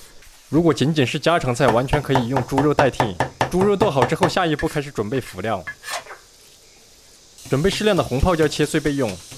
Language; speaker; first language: Chinese; native; Chinese